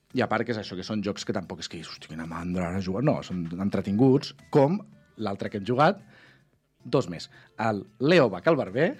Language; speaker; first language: Catalan; native; Catalan